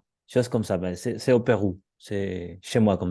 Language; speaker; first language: French; non-native, learner; Spanish